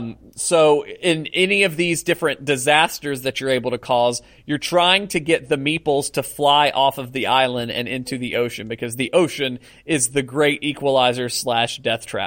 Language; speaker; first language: English; native; English